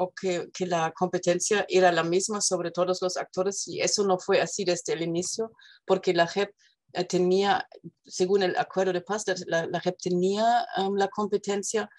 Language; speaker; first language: Spanish; non-native, fluent; German